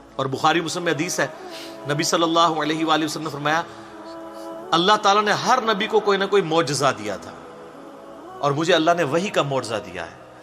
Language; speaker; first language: Urdu; non-native, local second language; Punjabi